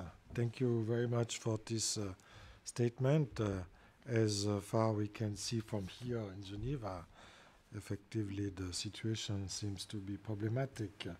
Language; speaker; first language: English; non-native, fluent; French